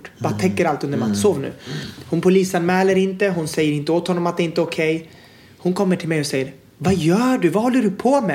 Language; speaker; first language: Swedish; native; Swedish